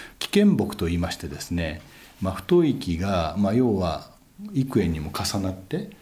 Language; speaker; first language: Japanese; native; Japanese